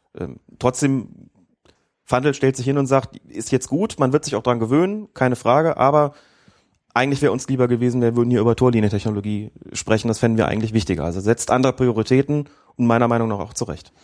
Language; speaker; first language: German; native; German